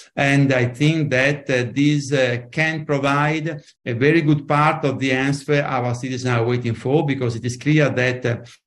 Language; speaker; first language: English; non-native, fluent; Italian